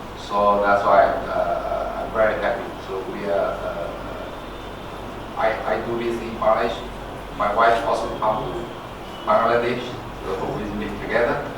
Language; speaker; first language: English; non-native, learner; Chinese